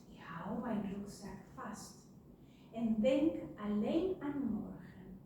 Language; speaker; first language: Dutch; non-native, fluent; Spanish